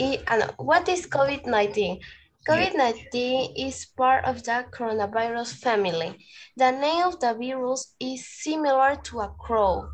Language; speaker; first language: English; non-native, learner; Spanish